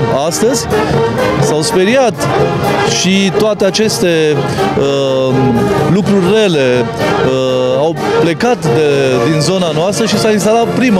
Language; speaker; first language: Romanian; native; Romanian